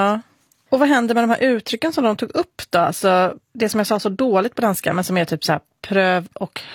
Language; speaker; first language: Swedish; native; Swedish